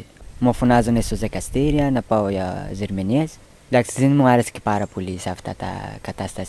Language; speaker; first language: Greek; non-native, learner; Persian